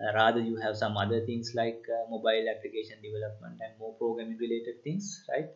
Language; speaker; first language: English; non-native, local second language; Sinhala